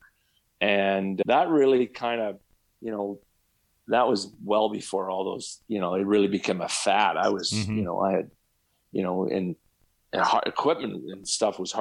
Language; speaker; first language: English; native; English